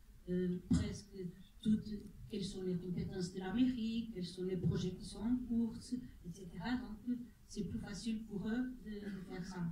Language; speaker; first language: French; non-native, fluent; Portuguese